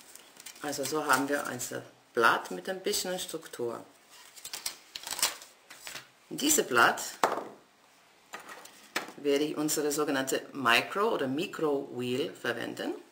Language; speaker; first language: German; non-native, fluent; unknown